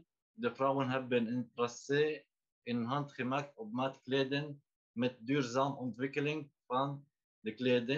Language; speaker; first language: Dutch; non-native, learner; Arabic